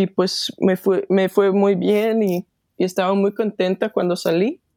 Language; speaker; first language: Spanish; non-native, fluent; Danish